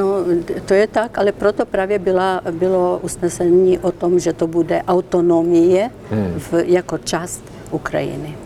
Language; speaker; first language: Czech; non-native, fluent; Ukrainian